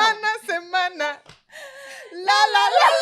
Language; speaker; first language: Spanish; non-native, learner; English